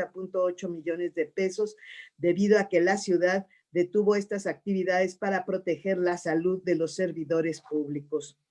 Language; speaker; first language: Spanish; native; Spanish